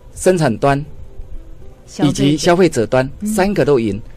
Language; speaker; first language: Chinese; native; Chinese